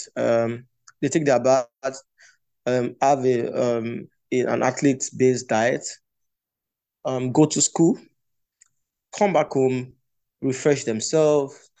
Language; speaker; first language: English; non-native, local second language; Yoruba